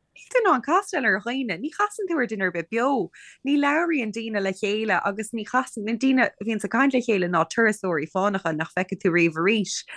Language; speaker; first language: Irish; non-native, local second language; English